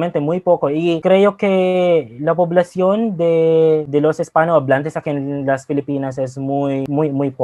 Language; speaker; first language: Spanish; non-native, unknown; Filipino